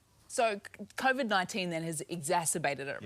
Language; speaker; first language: English; native; English